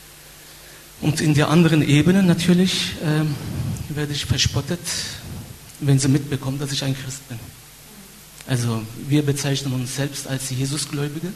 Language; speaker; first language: German; non-native, fluent; Turkish